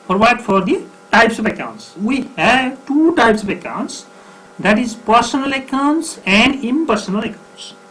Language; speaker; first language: English; non-native, local second language; Nepali